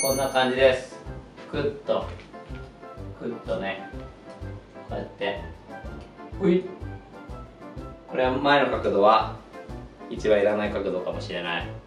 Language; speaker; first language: Japanese; native; Japanese